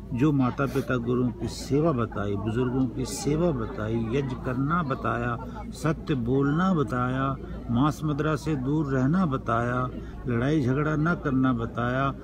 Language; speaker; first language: Hindi; native; Hindi